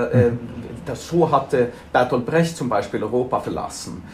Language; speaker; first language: German; non-native, fluent; Swedish